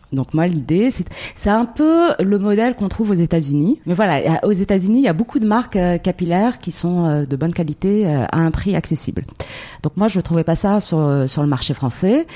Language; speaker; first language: French; non-native, local second language; Arabic